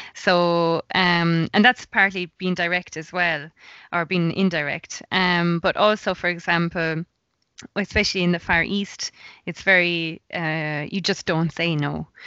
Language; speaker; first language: English; native; English